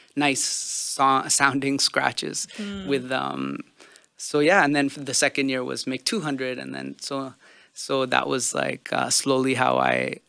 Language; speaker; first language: English; early bilingual, other home language; Punjabi